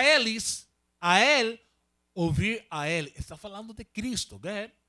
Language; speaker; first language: Portuguese; non-native, learner; Spanish